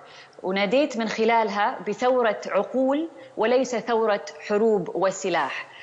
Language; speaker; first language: Arabic; native; Arabic